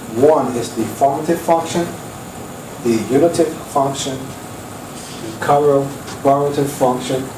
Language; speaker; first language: English; native; English